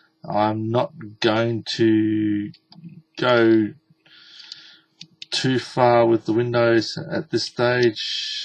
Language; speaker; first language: English; native; English